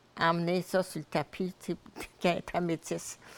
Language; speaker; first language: French; native; French